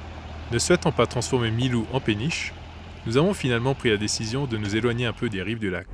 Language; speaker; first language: French; native; French